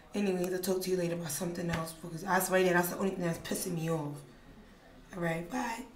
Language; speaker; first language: English; native; English